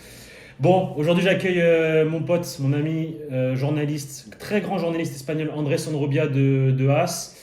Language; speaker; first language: French; native; French